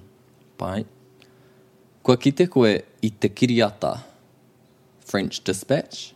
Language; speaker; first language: Māori; non-native, local second language; English